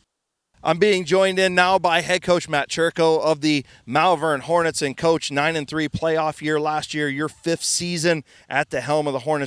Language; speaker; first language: English; native; English